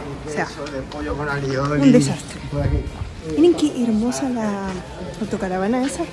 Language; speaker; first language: Spanish; native; Spanish